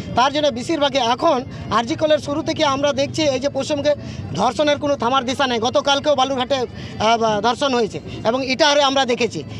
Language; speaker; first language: Bangla; non-native, local second language; Santali